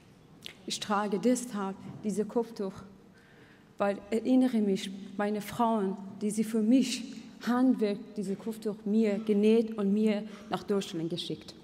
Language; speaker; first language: German; non-native, fluent; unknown